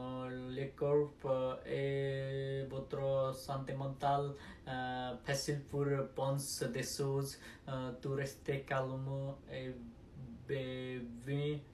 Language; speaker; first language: French; non-native, learner; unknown